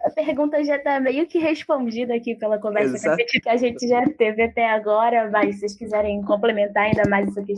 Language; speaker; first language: Portuguese; native; Portuguese